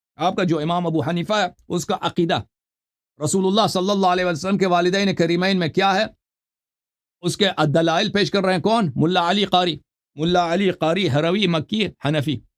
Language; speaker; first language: Urdu; non-native, fluent; Persian